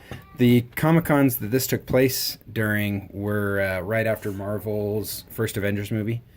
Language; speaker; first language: English; native; English